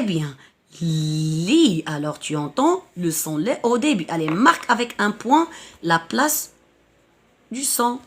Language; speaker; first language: French; non-native, local second language; Arabic